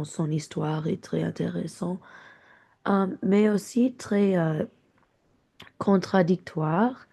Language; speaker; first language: French; non-native, learner; English